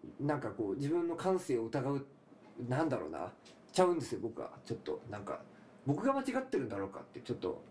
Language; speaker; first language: Japanese; native; Japanese